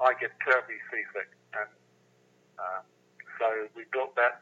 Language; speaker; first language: English; native; English